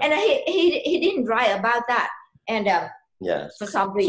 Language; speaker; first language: English; non-native, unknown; Vietnamese